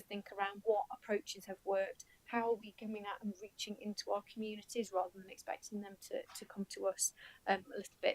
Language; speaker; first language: English; native; English